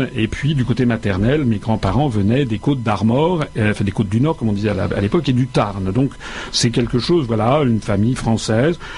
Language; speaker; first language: French; native; French